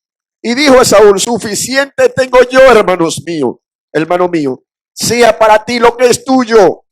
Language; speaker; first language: Spanish; native; Spanish